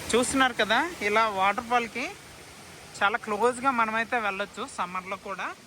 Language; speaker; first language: Telugu; native; Telugu